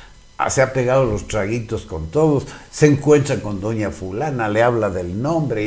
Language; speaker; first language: Spanish; native; Spanish